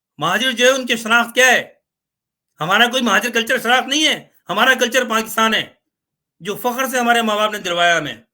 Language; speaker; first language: Urdu; native; Urdu